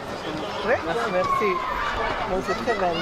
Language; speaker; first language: French; non-native, learner; Portuguese